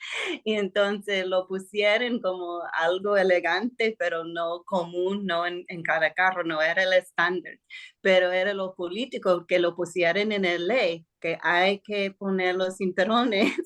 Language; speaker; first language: Spanish; non-native, fluent; English